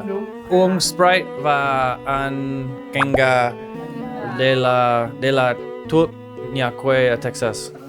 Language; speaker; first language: Vietnamese; non-native, fluent; English